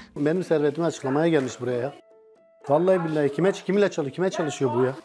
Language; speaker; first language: Turkish; native; Turkish